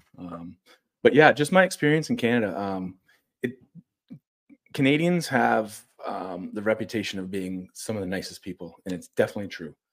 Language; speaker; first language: English; native; English